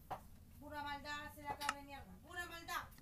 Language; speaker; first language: Spanish; native; Spanish